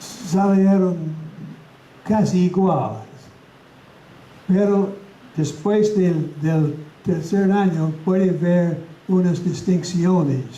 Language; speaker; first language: Spanish; non-native, fluent; English